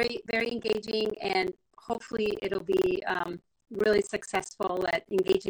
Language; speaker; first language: English; non-native, fluent; Spanish